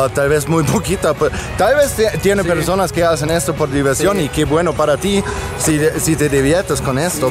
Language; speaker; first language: Spanish; non-native, fluent; German